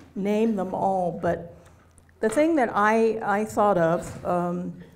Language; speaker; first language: English; native; English